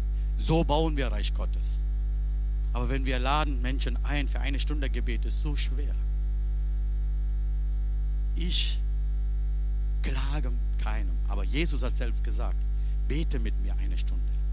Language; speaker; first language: German; non-native, learner; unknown